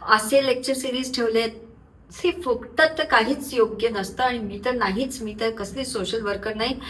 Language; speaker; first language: Marathi; non-native, local second language; Urdu